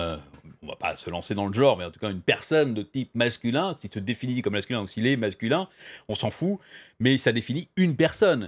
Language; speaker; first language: French; native; French